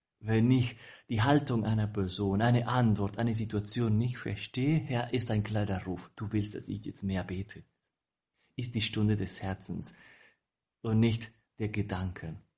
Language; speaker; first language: German; non-native, fluent; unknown